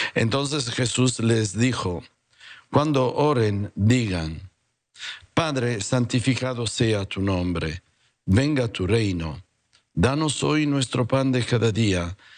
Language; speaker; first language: Spanish; non-native, fluent; Italian